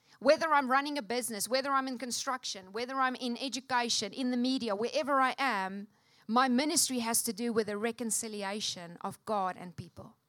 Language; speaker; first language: English; non-native, local second language; Afrikaans